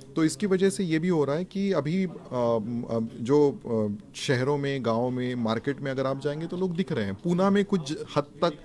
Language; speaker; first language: Hindi; non-native, local second language; Marathi